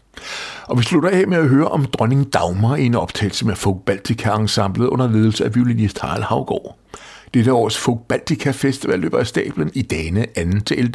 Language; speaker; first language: Danish; native; Danish